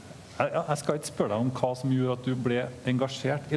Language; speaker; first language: Norwegian; native; Norwegian